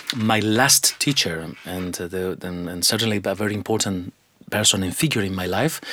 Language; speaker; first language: German; non-native, fluent; Spanish